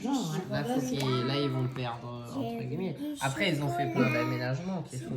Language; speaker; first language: French; native; French